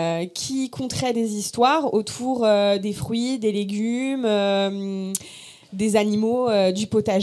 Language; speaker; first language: French; native; French